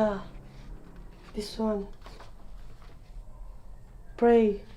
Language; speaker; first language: English; non-native, learner; Filipino